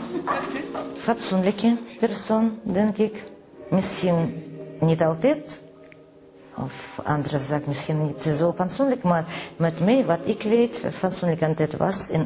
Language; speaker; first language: Dutch; non-native, learner; Russian